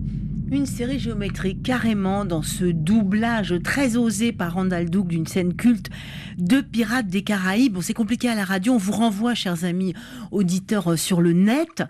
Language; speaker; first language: French; native; French